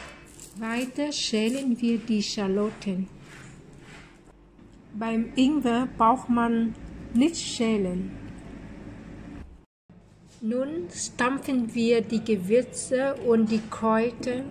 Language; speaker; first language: German; non-native, fluent; Vietnamese